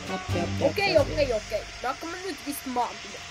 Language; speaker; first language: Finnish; non-native, learner; Estonian